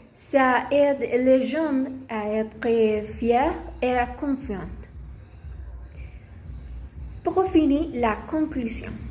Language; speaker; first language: French; non-native, learner; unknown